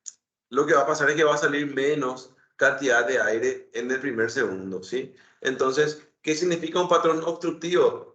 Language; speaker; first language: Spanish; native; Spanish